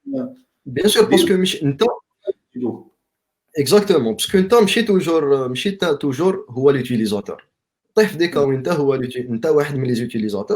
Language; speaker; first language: Arabic; native; Arabic